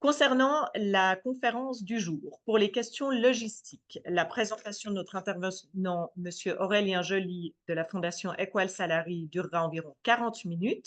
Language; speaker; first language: French; native; French